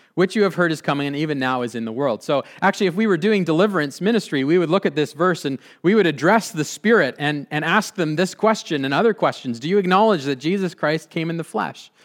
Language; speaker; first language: English; native; English